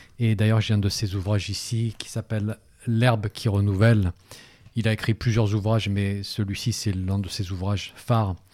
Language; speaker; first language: French; native; French